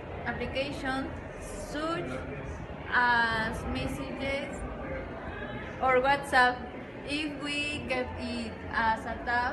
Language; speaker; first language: English; non-native, learner; Spanish